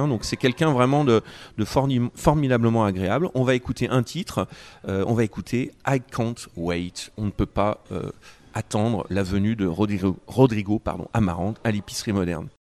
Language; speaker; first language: French; native; French